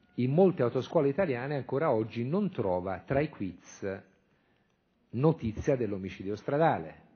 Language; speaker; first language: Italian; native; Italian